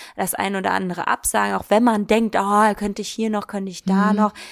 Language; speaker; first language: German; native; German